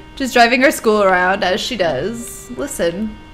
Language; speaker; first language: English; native; English